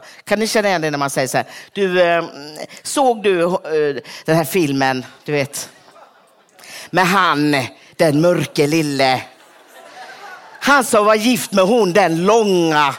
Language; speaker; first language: Swedish; native; Swedish